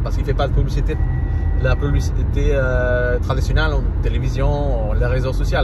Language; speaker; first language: French; non-native, learner; Portuguese